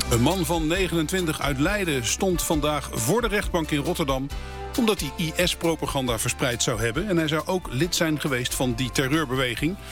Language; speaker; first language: Dutch; native; Dutch